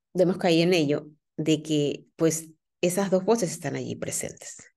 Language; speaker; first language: Spanish; native; Spanish